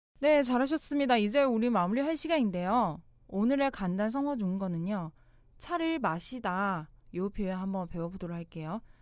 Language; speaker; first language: Korean; non-native, fluent; Chinese